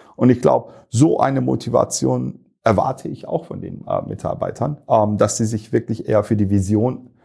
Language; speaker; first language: German; non-native, fluent; Turkish